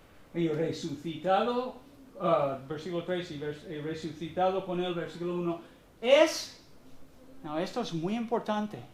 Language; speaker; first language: Spanish; non-native, fluent; English